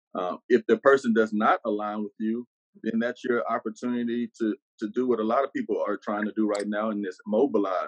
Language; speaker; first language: English; native; English